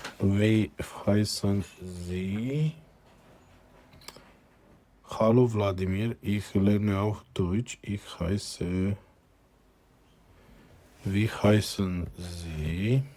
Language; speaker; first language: German; non-native, fluent; Romanian